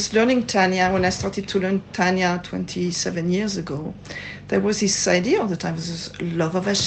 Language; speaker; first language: English; non-native, fluent; French